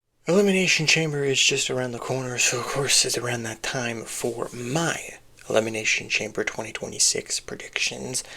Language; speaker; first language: English; native; English